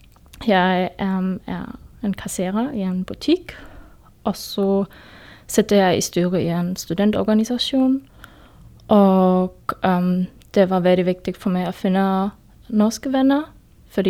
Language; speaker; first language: Norwegian; non-native, learner; German